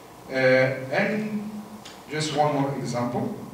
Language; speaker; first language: English; non-native, fluent; Romanian